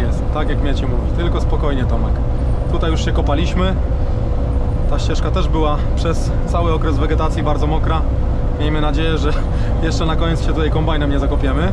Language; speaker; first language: Polish; native; Polish